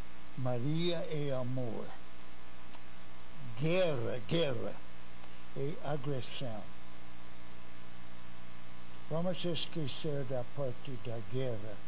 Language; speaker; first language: Portuguese; non-native, fluent; English